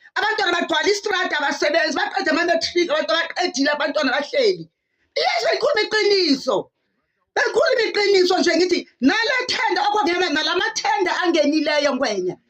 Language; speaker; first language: Zulu; non-native, local second language; Southern Sotho